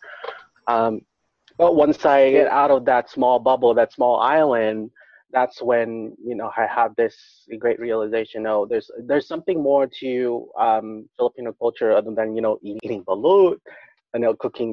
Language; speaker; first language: English; non-native, local second language; Filipino